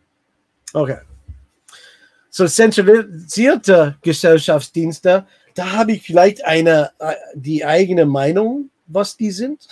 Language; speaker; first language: German; non-native, learner; English